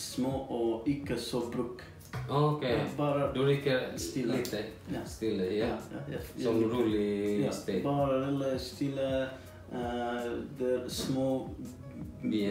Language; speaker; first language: Norwegian; non-native, learner; Persian